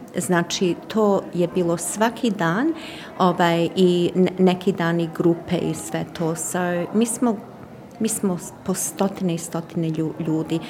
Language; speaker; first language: Croatian; early bilingual, heritage; Serbian